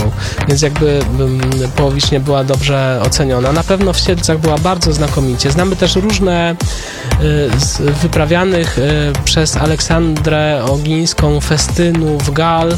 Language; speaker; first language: Polish; native; Polish